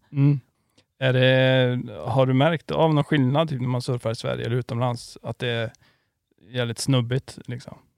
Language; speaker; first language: Swedish; native; Swedish